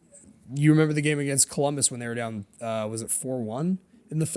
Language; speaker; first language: English; native; English